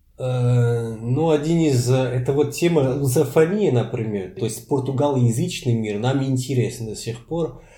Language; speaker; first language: Russian; non-native, fluent; Portuguese